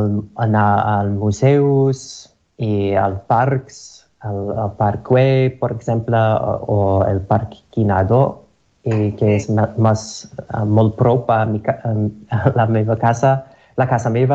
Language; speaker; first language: Catalan; non-native, learner; English